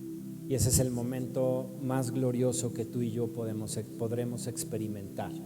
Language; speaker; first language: Spanish; native; Spanish